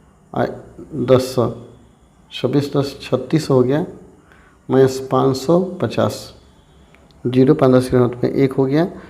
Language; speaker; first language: Hindi; native; Hindi